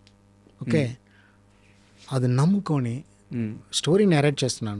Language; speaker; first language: Telugu; non-native, fluent; Tamil